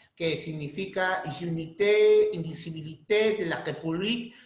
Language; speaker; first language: French; non-native, learner; Spanish